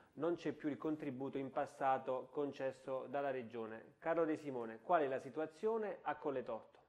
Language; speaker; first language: Italian; native; Italian